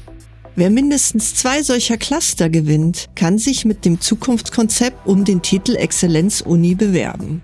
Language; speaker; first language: German; native; German